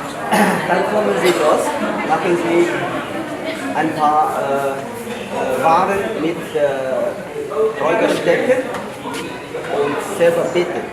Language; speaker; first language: German; non-native, learner; Vietnamese